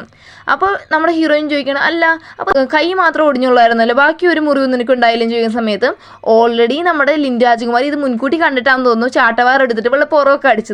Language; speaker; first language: Malayalam; native; Malayalam